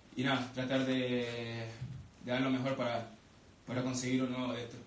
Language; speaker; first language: Spanish; native; Spanish